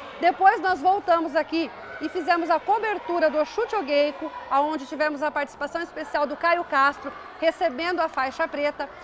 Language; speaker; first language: Portuguese; native; Portuguese